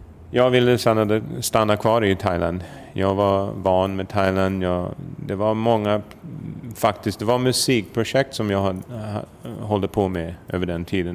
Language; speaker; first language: Swedish; early bilingual, heritage; Swedish